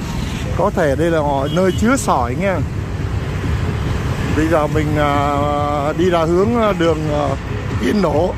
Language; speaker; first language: Vietnamese; native; Vietnamese